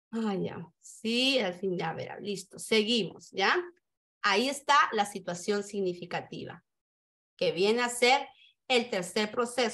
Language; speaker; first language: Spanish; native; Spanish